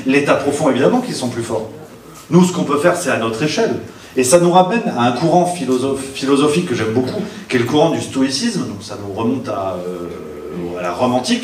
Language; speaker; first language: French; native; French